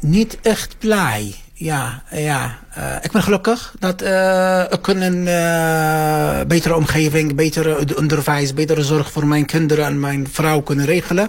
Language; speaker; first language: Dutch; non-native, fluent; Arabic